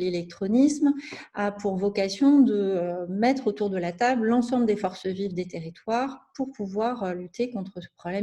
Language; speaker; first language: French; native; French